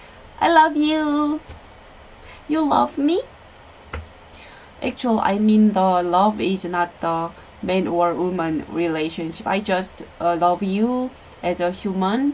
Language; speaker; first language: English; non-native, learner; Korean